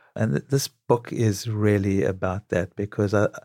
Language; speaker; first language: English; native; English